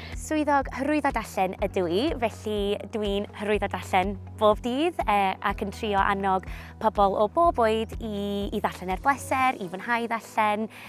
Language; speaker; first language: Welsh; non-native, local second language; English